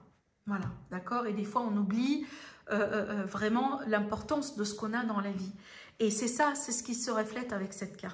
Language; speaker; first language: French; native; French